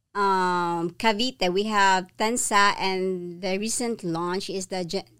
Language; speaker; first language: English; non-native, local second language; Filipino